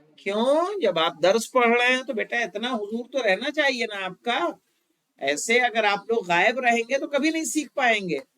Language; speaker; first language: Urdu; native; Urdu